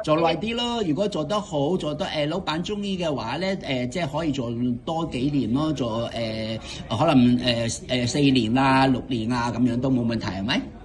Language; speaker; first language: Cantonese; native; Cantonese